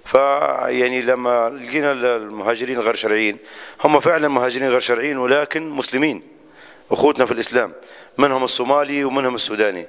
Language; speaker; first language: Arabic; native; Arabic